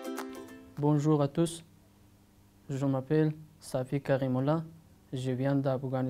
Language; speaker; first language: French; non-native, learner; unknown